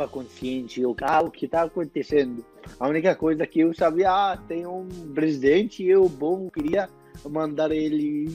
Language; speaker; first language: Portuguese; non-native, fluent; Arabic